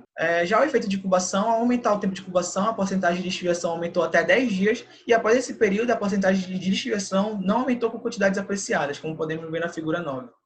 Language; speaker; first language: Portuguese; native; Portuguese